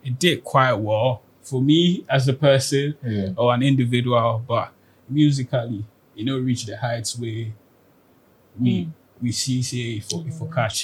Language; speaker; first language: English; non-native, local second language; Akan